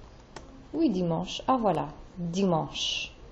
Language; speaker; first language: French; non-native, fluent; English